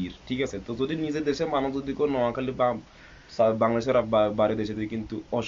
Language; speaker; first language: Bangla; non-native, fluent; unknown